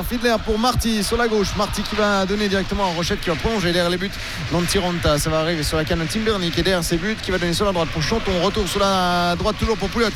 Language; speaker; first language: French; native; French